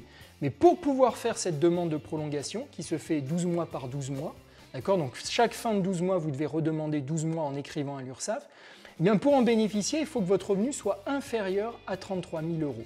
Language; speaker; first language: French; native; French